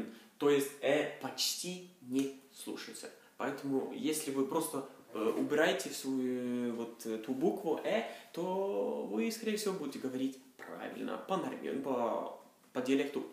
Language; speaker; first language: Russian; non-native, fluent; Norwegian